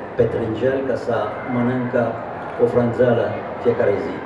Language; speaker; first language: Romanian; non-native, fluent; French